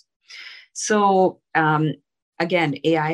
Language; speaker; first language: English; non-native, local second language; Urdu